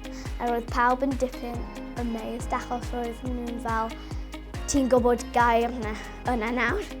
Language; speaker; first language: Welsh; non-native, local second language; English